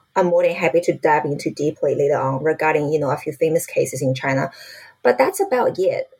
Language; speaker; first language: English; non-native, fluent; Chinese